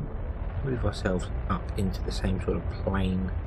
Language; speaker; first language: English; native; English